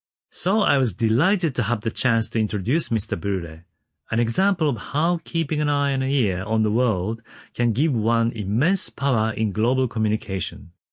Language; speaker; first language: English; non-native, fluent; Japanese